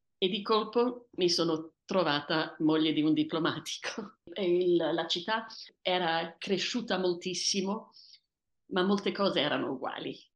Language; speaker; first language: Italian; early bilingual, heritage; Italian